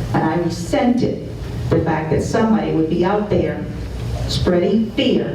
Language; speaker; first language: English; non-native, fluent; Spanish